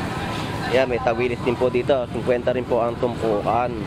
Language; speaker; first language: Filipino; native; Filipino